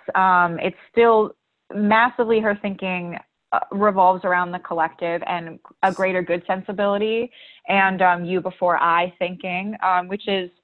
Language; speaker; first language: English; native; English